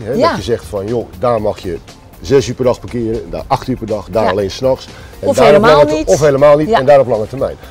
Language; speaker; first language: Dutch; native; Dutch